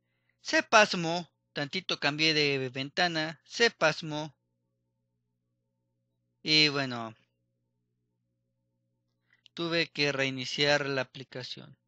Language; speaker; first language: Spanish; native; Spanish